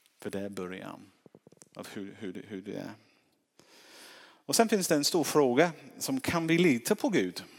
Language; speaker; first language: Swedish; non-native, fluent; English